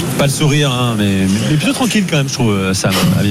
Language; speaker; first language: French; native; French